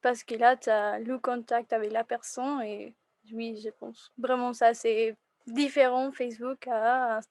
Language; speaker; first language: French; non-native, fluent; Spanish